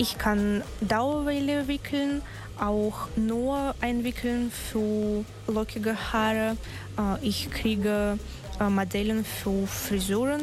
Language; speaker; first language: German; non-native, learner; Russian